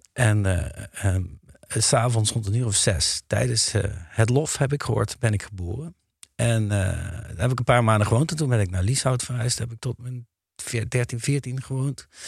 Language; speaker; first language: Dutch; native; Dutch